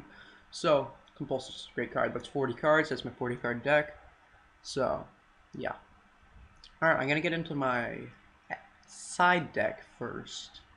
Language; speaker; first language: English; native; English